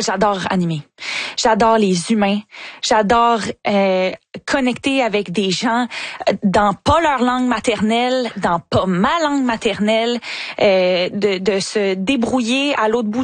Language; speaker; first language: French; native; French